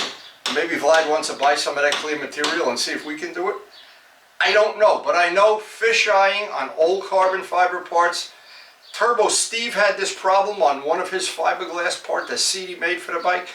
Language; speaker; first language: English; native; English